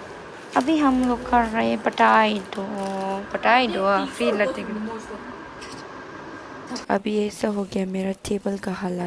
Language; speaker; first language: Hindi; non-native, local second language; Tibetan